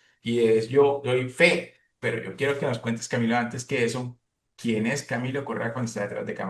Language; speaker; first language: Spanish; native; Spanish